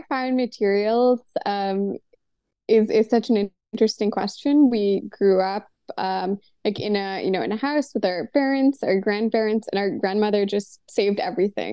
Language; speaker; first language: English; non-native, local second language; Urdu